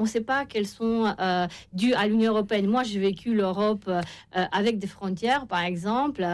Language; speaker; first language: French; non-native, fluent; Romanian